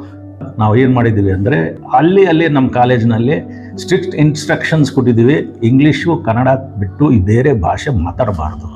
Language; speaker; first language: Kannada; non-native, local second language; Urdu